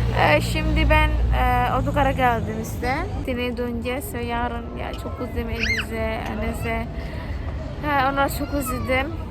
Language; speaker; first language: Turkish; non-native, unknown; Indonesian